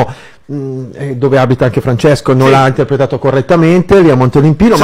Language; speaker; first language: Italian; native; Italian